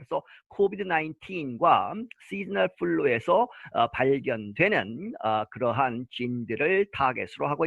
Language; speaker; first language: Korean; native; Korean